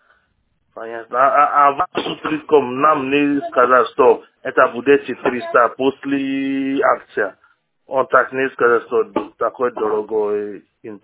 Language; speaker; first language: Russian; non-native, learner; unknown